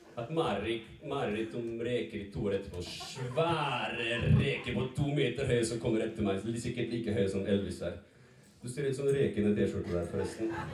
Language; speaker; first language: Norwegian; early bilingual, other home language; Serbian